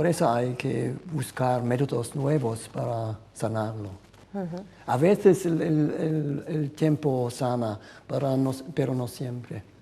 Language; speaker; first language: Spanish; non-native, fluent; German